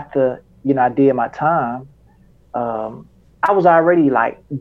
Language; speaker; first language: English; native; English